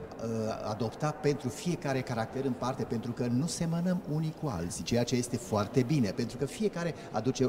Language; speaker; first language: Romanian; native; Romanian